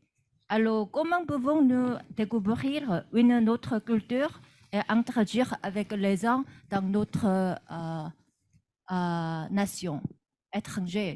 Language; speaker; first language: French; non-native, learner; Korean